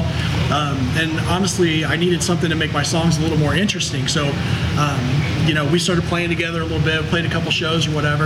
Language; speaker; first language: English; native; English